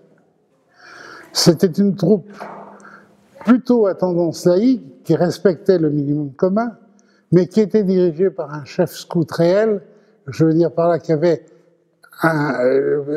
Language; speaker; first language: French; early bilingual, other home language; Ladino